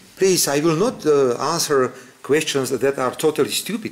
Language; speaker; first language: English; non-native, learner; Slovak